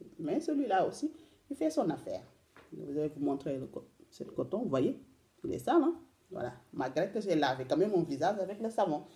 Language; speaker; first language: French; non-native, local second language; Wolof